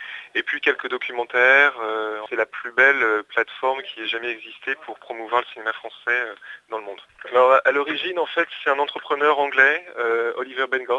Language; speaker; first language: French; native; French